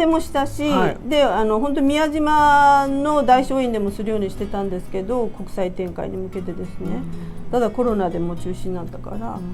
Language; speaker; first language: Japanese; native; Japanese